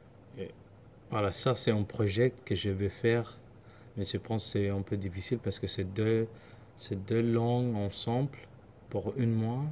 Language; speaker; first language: French; non-native, learner; Somali